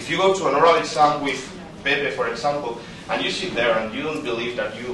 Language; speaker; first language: English; non-native, fluent; Spanish